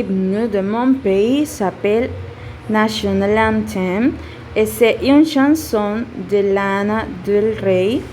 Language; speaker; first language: French; non-native, learner; Spanish